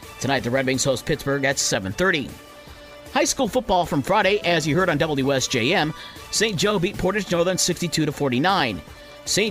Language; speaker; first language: English; native; English